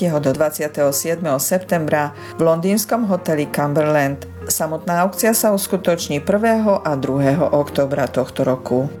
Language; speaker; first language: Slovak; early bilingual, heritage; Slovak